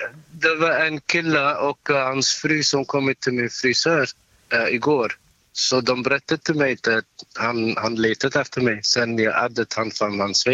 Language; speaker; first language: Swedish; non-native, fluent; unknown